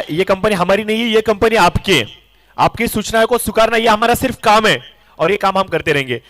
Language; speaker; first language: Hindi; non-native, local second language; Marathi